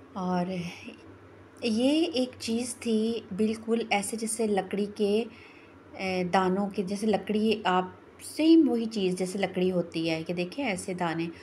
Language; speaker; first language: Urdu; non-native, local second language; Pahari-Potwari